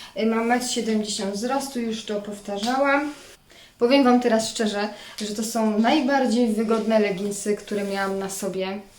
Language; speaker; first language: Polish; native; Polish